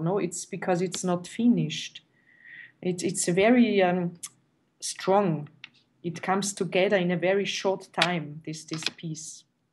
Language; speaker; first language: English; non-native, fluent; German